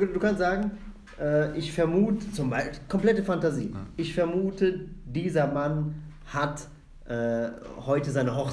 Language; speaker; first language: German; non-native, fluent; Arabic